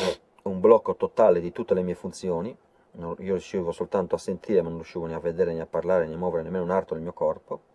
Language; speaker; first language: Italian; native; Italian